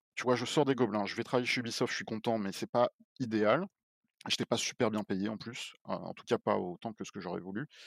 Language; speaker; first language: French; native; French